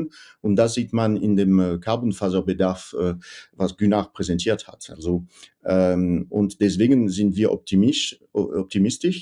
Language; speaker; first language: German; non-native, fluent; French